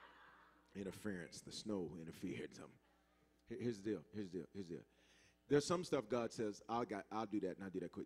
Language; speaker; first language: English; native; English